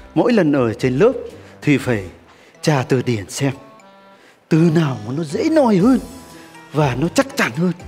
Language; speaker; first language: Vietnamese; non-native, fluent; Turkish